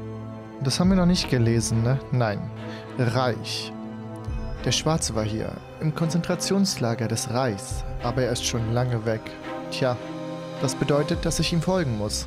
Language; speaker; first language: German; native; German